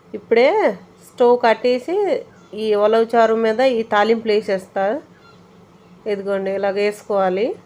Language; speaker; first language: Telugu; native; Telugu